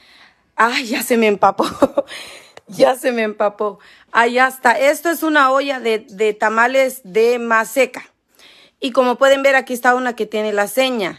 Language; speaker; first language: Spanish; native; Spanish